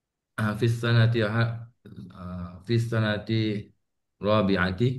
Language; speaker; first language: Arabic; non-native, learner; Indonesian